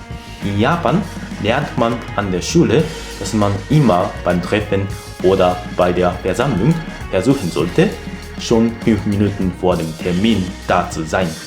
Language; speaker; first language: German; non-native, fluent; Japanese